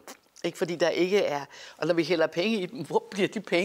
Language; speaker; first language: Danish; native; Danish